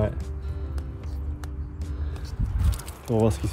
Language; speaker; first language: French; native; French